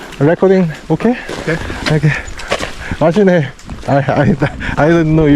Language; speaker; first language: English; non-native, learner; Korean